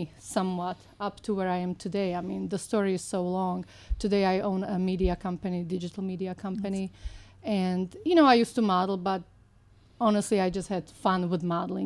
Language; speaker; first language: English; non-native, fluent; Slovak